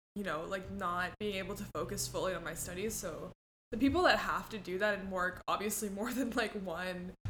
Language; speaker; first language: English; early bilingual, other home language; Spanish